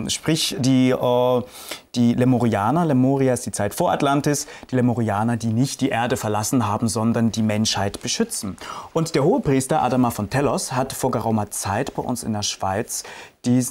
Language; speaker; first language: German; native; German